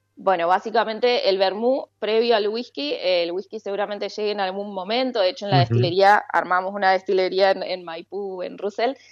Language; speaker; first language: Spanish; native; Spanish